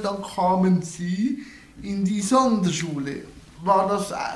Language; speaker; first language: German; native; German